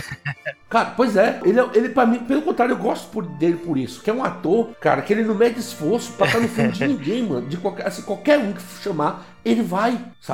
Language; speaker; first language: Portuguese; native; Portuguese